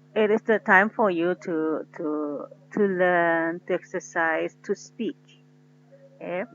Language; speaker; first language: English; non-native, fluent; Indonesian